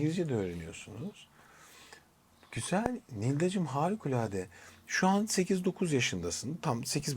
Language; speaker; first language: Turkish; native; Turkish